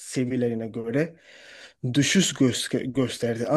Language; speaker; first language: Turkish; non-native, fluent; Urdu